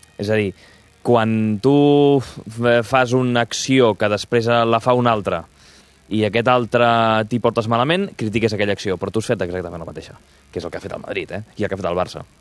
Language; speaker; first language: Catalan; native; Catalan